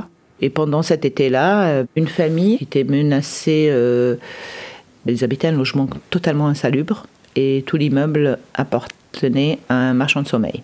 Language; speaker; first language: French; early bilingual, other home language; Arabic